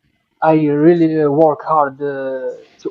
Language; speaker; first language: English; non-native, learner; Arabic